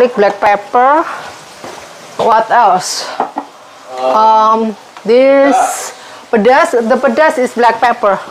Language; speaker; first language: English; non-native, learner; Indonesian